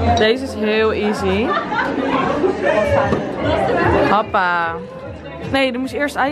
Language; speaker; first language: Dutch; native; Dutch